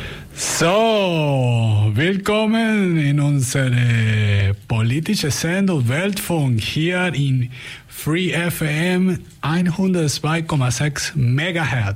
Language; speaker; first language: German; non-native, fluent; Spanish